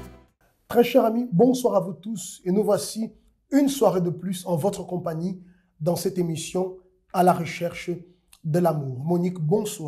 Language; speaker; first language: French; non-native, fluent; Portuguese